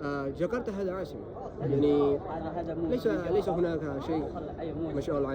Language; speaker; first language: Arabic; non-native, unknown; Indonesian